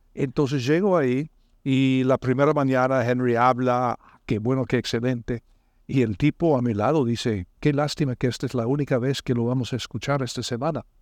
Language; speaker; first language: Spanish; non-native, fluent; English